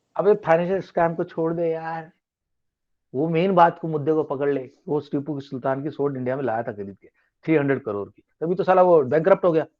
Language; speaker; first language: Hindi; native; Hindi